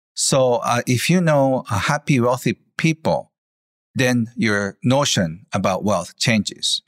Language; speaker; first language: English; non-native, fluent; Japanese